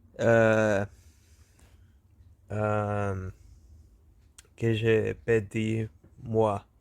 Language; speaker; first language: French; non-native, learner; Portuguese